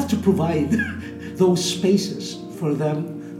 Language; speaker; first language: English; non-native, local second language; Filipino